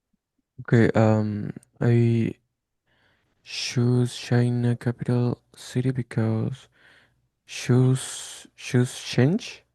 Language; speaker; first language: English; non-native, learner; Spanish